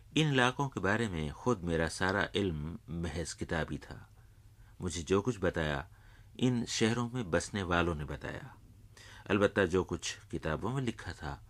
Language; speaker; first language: Urdu; native; Urdu